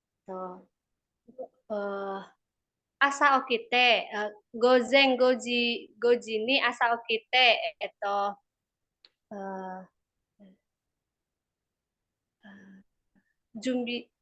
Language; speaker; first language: Japanese; non-native, learner; Indonesian